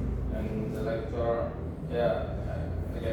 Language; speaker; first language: English; non-native, learner; Indonesian